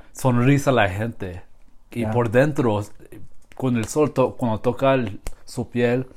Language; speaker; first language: Spanish; non-native, learner; English